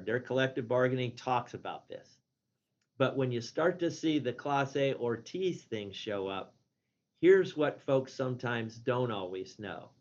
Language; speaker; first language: English; native; English